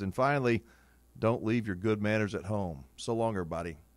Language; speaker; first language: English; native; English